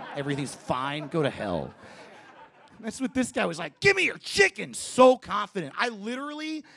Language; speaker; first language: English; native; English